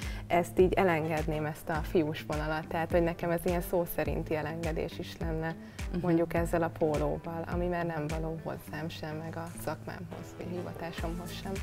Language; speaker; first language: Hungarian; native; Hungarian